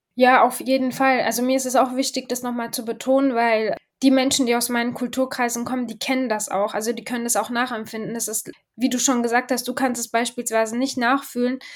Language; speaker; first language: German; early bilingual, other home language; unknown